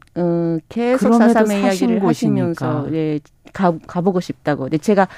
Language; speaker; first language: Korean; non-native, fluent; Japanese